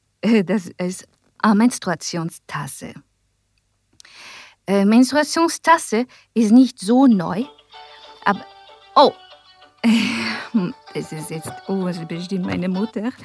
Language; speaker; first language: German; non-native, learner; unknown